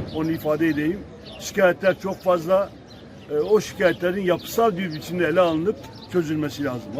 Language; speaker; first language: Turkish; native; Turkish